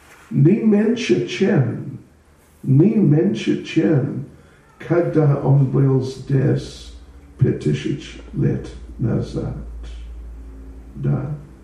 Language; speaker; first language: Russian; non-native, learner; English